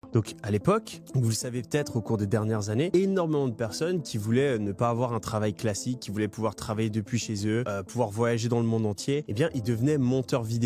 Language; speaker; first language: French; native; French